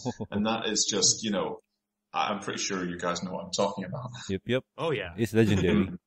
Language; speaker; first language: English; native; English